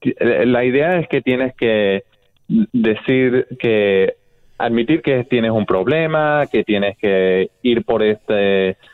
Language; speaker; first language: Spanish; non-native, fluent; English